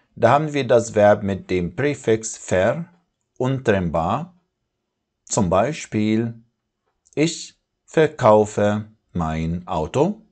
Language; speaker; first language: German; non-native, fluent; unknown